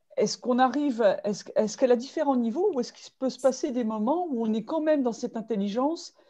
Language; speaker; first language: French; native; French